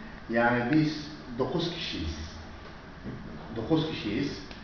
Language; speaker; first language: Turkish; non-native, learner; Somali